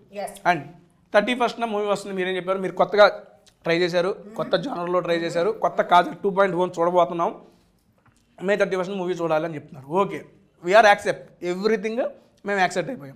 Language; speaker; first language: Telugu; native; Telugu